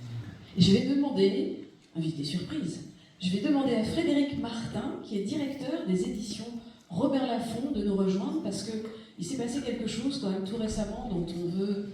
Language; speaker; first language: French; native; French